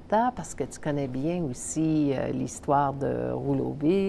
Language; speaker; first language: French; native; French